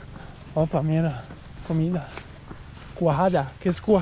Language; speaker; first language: Spanish; non-native, learner; Croatian